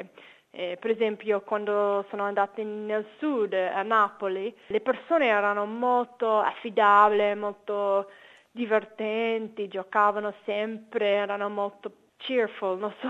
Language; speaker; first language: Italian; non-native, fluent; English